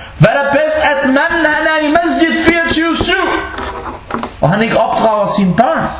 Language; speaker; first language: Danish; early bilingual, other home language; Bosnian